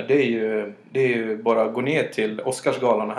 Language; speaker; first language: Swedish; native; Swedish